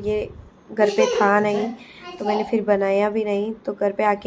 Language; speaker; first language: Hindi; native; Hindi